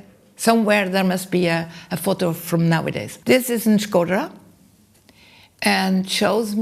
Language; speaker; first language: English; non-native, learner; German